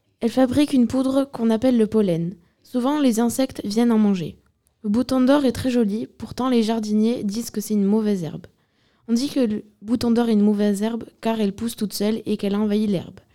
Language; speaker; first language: French; native; French